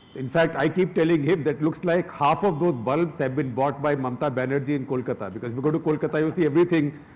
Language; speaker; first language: English; non-native, local second language; Hindi